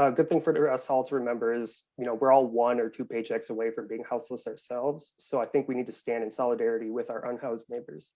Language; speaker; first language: English; native; English